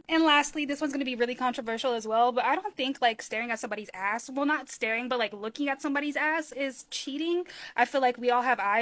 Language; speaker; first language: English; native; English